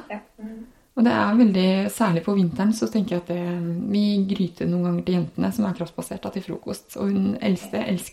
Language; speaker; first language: Norwegian; native; Norwegian